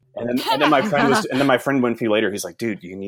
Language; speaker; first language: English; native; English